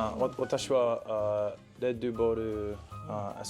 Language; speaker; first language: Japanese; non-native, learner; English